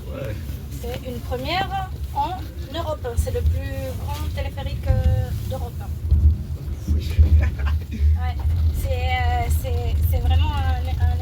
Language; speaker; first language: French; native; French